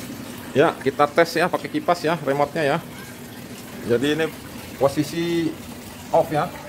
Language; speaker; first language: Indonesian; native; Indonesian